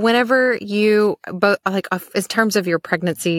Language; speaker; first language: English; native; English